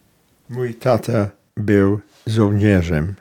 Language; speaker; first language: Polish; non-native, learner; English